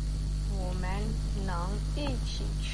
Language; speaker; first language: Chinese; non-native, learner; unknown